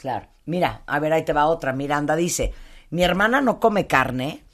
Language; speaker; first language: Spanish; native; Spanish